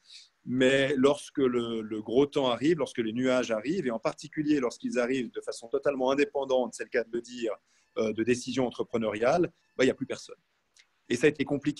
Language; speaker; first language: French; native; French